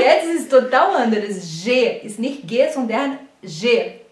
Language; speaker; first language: German; non-native, fluent; Portuguese